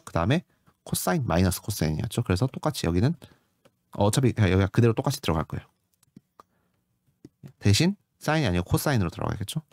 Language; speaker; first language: Korean; native; Korean